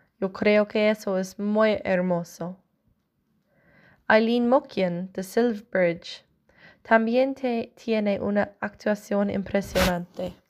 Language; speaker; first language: Spanish; non-native, learner; English